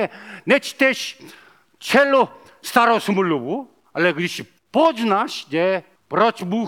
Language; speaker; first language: Czech; non-native, learner; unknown